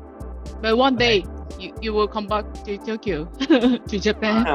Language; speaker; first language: English; non-native, learner; Japanese